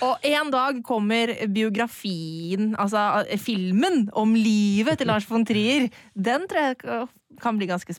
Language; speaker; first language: Norwegian; native; Norwegian